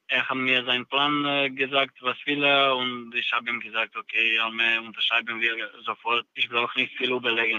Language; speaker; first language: German; non-native, learner; Serbian